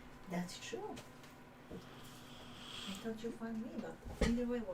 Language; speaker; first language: English; native; English